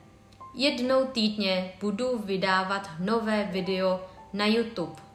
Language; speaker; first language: Czech; non-native, fluent; Vietnamese